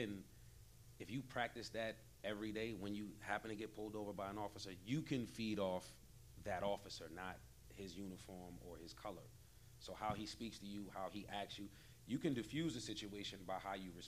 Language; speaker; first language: English; native; English